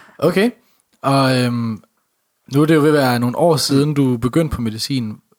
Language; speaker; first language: Danish; native; Danish